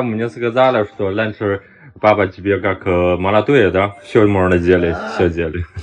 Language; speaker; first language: Russian; non-native, learner; Chinese